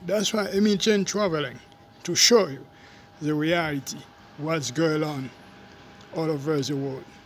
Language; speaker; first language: English; non-native, fluent; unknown